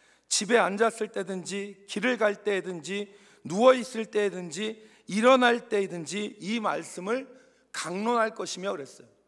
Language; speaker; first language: Korean; native; Korean